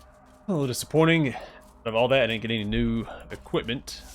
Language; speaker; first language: English; native; English